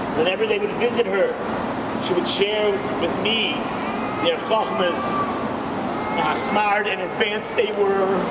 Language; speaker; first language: English; native; English